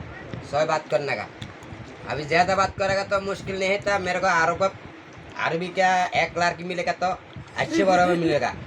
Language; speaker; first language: Hindi; non-native, learner; Bangla